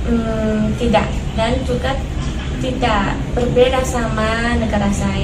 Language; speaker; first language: Indonesian; non-native, learner; Thai